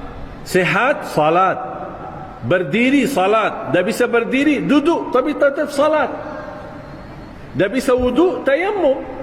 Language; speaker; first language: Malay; non-native, fluent; Arabic